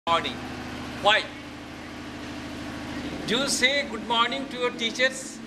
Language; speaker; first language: English; non-native, local second language; Hindi